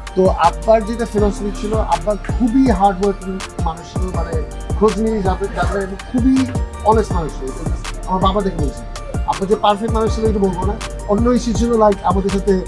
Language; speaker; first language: Bangla; native; Bangla